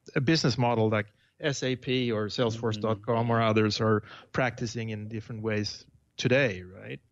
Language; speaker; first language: English; non-native, fluent; Swedish